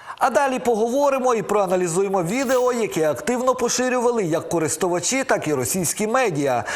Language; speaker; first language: Ukrainian; native; Ukrainian